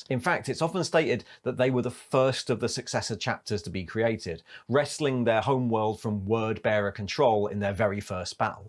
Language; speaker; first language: English; native; English